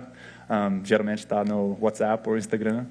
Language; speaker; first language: Portuguese; non-native, fluent; English